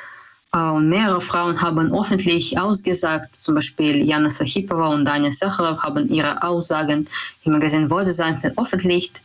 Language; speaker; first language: German; non-native, learner; Russian